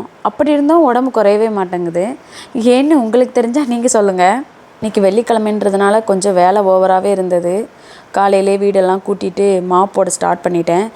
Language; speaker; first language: Tamil; native; Tamil